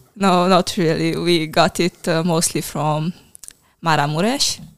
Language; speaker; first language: English; non-native, fluent; Hungarian